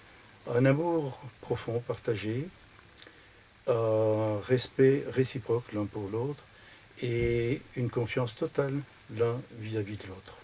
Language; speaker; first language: French; native; French